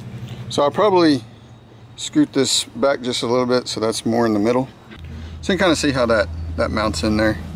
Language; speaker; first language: English; native; English